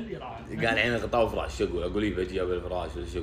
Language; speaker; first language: Arabic; native; Arabic